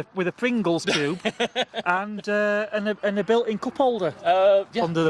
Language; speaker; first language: English; native; English